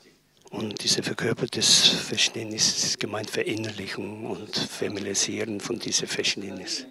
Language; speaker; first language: German; non-native, learner; Tibetan